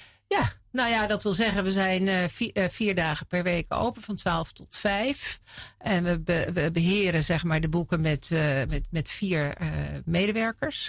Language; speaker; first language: Dutch; native; Dutch